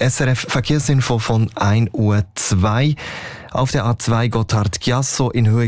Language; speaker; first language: German; native; German